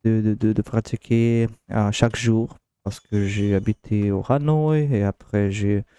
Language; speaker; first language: French; non-native, learner; Russian